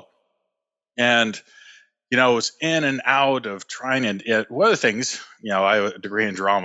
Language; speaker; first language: English; native; English